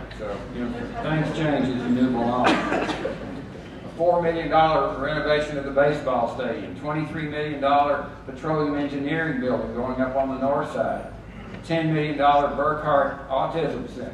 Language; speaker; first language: English; native; English